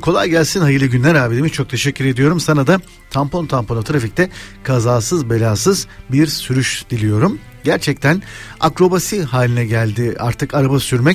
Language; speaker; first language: Turkish; native; Turkish